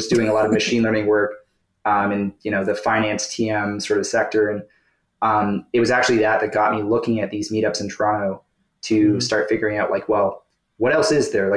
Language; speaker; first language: English; native; English